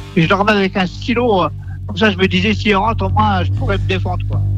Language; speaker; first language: French; native; French